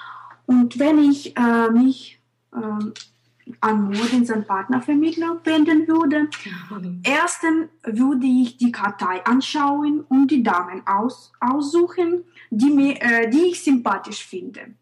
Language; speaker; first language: German; non-native, fluent; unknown